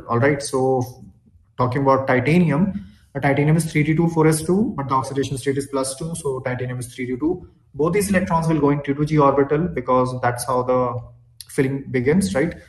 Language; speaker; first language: English; non-native, local second language; Hindi